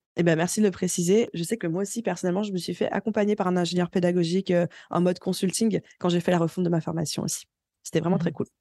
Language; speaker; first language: French; native; French